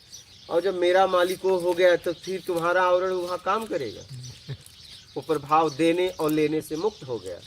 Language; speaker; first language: Hindi; native; Hindi